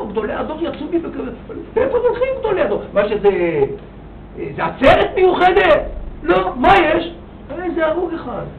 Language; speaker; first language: Hebrew; native; Hebrew